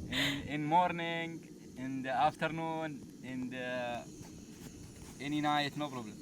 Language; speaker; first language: English; non-native, learner; Arabic